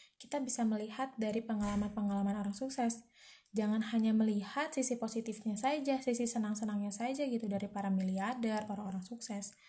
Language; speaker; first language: Indonesian; native; Indonesian